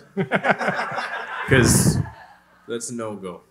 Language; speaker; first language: English; native; English